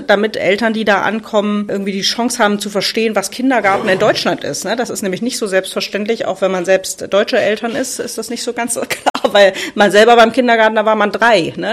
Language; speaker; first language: German; native; German